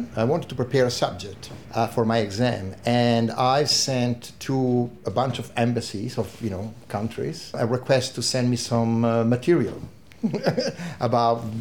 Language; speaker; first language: English; non-native, fluent; Italian